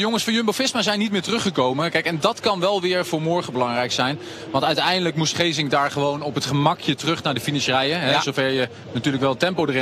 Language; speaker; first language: Dutch; native; Dutch